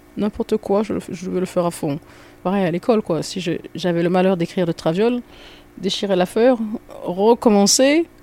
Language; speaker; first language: French; native; French